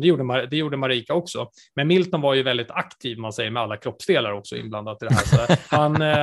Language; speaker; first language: Swedish; native; Swedish